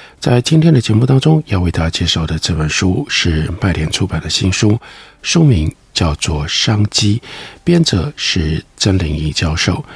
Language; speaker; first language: Chinese; native; Chinese